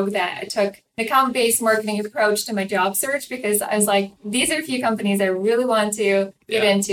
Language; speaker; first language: English; non-native, fluent; Ukrainian